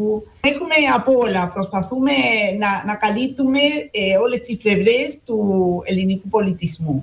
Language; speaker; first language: Greek; non-native, fluent; Spanish